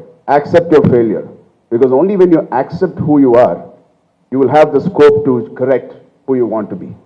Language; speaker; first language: English; non-native, local second language; Telugu